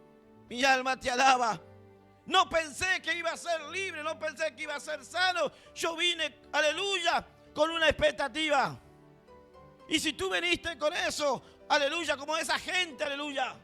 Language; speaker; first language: Spanish; native; Spanish